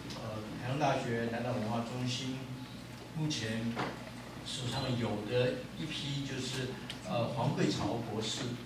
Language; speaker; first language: Chinese; native; Chinese